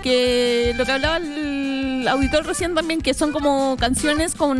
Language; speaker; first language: Spanish; native; Spanish